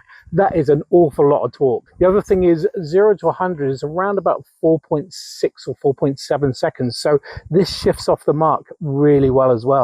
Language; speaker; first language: English; native; English